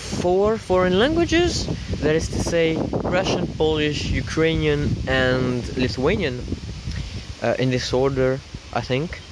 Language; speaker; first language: English; non-native, fluent; French